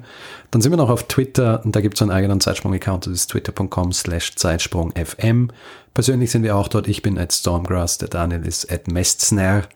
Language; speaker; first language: German; native; German